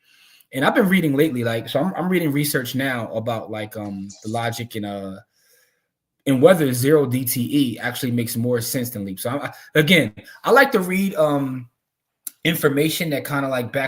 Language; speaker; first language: English; native; English